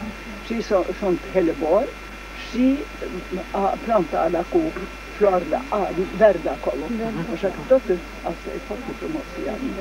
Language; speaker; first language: Romanian; early bilingual, heritage; French